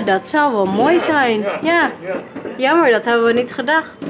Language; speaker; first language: Dutch; non-native, learner; Waray